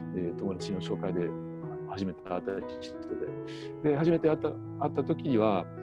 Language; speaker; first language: Japanese; non-native, fluent; French